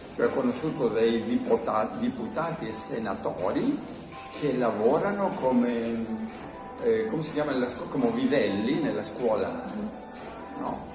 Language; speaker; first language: Italian; non-native, fluent; Spanish